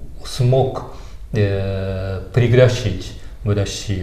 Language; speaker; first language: Russian; non-native, fluent; Japanese